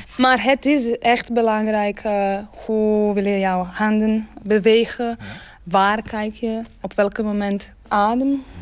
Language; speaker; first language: Dutch; non-native, learner; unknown